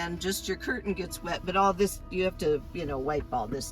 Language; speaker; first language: English; native; English